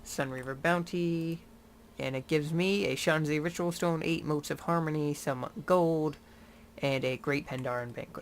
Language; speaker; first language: English; native; English